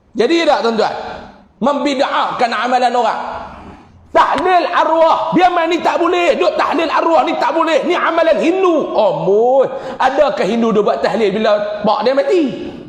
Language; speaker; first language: Malay; native; Malay